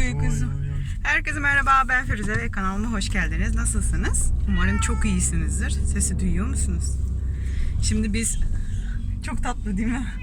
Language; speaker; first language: Turkish; non-native, fluent; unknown